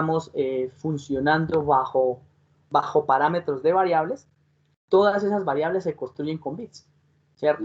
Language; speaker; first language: Spanish; native; Spanish